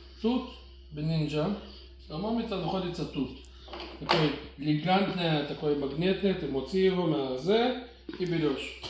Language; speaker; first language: Russian; early bilingual, heritage; Russian